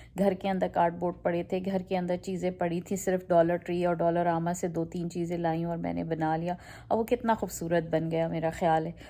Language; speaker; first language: Urdu; native; Urdu